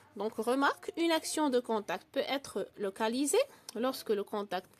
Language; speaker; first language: French; non-native, local second language; Arabic